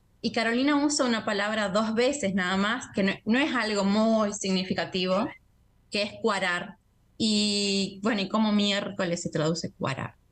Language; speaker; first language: Spanish; native; Spanish